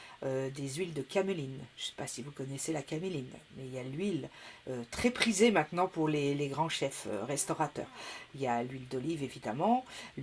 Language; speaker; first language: French; native; French